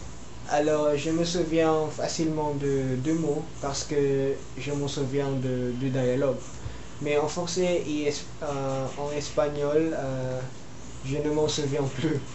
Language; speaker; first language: French; non-native, learner; Filipino